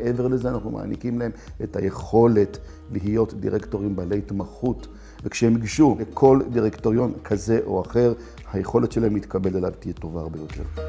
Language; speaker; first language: Hebrew; native; Hebrew